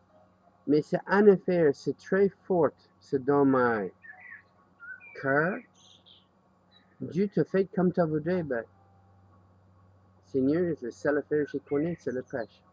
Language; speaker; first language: French; non-native, learner; English